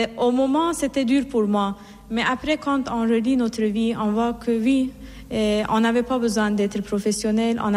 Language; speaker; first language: French; non-native, fluent; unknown